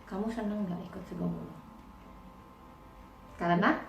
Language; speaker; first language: Indonesian; native; Indonesian